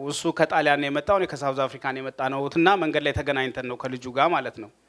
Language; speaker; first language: Amharic; native; Amharic